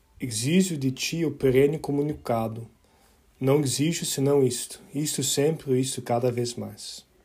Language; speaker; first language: Portuguese; early bilingual, other home language; Dutch